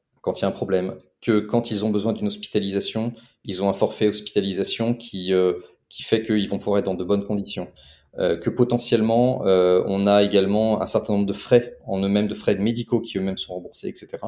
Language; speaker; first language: French; native; French